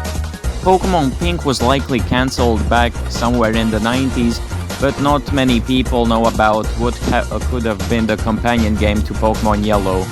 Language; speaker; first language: English; non-native, fluent; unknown